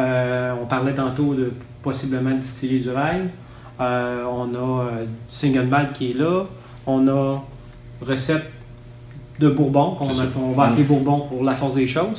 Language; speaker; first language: French; native; French